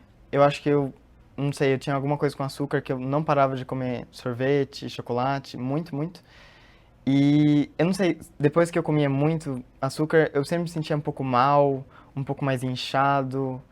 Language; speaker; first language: Portuguese; early bilingual, heritage; Portuguese